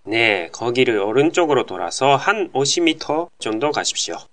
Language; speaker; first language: Korean; non-native, fluent; Japanese